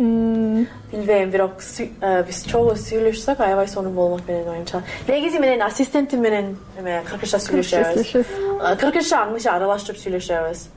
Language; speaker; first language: Kyrgyz; non-native, learner; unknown